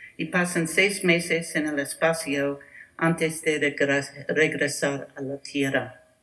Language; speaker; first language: Spanish; non-native, learner; English